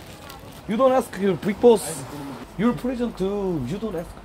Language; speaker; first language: English; non-native, learner; Korean